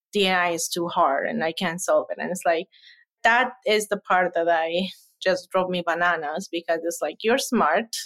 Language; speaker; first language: English; non-native, fluent; Spanish